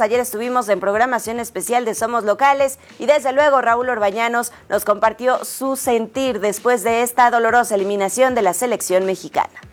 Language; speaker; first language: Spanish; native; Spanish